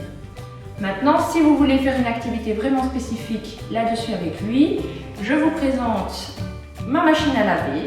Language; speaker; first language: French; native; French